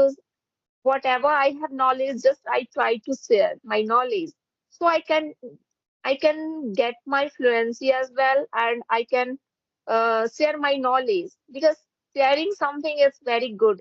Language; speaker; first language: English; non-native, fluent; Hindi